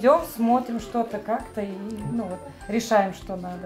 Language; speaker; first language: Russian; native; Russian